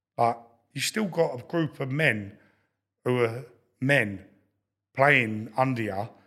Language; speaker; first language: English; native; English